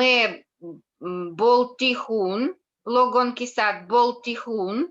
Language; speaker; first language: Hindi; non-native, learner; Russian